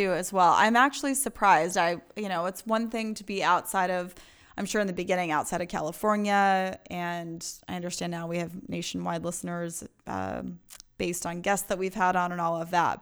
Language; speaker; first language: English; native; English